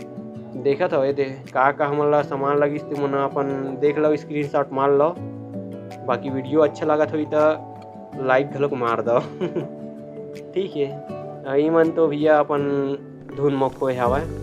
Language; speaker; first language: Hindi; non-native, local second language; Chhattisgarhi